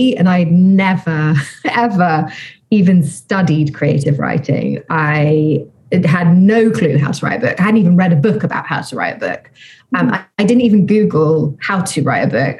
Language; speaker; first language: English; native; English